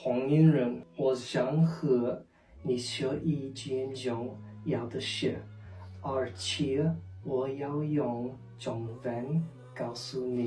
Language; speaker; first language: Chinese; non-native, learner; English